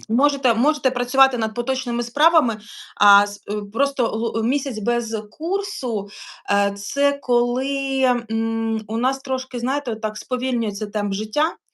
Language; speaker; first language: Ukrainian; native; Ukrainian